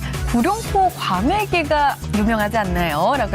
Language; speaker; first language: Korean; native; Korean